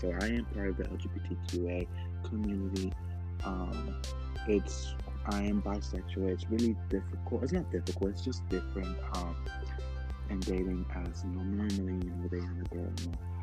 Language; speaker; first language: English; early bilingual, other home language; Spanish